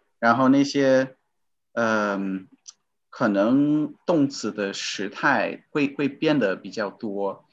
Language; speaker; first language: Chinese; non-native, fluent; English